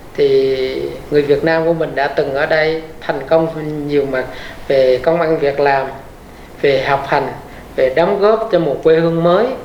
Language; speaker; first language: Vietnamese; native; Vietnamese